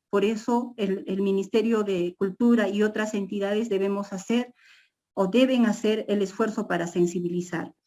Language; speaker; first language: Spanish; non-native, local second language; Quechua